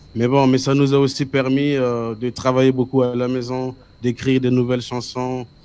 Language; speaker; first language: French; non-native, local second language; Mossi